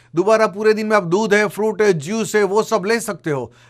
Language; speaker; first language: Hindi; non-native, local second language; Gujarati